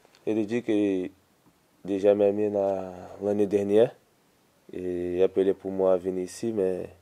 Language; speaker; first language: French; non-native, learner; Portuguese